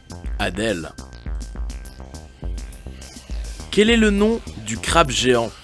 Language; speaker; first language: French; native; French